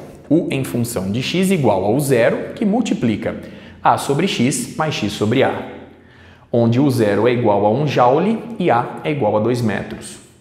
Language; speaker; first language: Portuguese; native; Portuguese